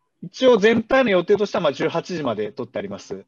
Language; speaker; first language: Japanese; native; Japanese